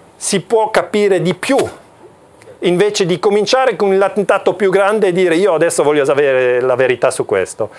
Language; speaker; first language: Italian; non-native, local second language; German